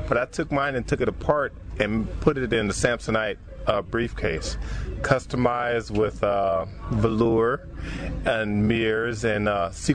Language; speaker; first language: English; native; English